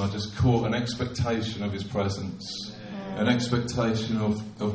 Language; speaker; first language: English; native; English